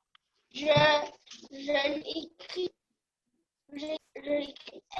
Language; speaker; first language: French; early bilingual, other home language; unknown